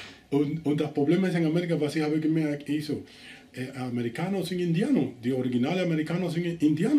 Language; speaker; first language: German; non-native, learner; Spanish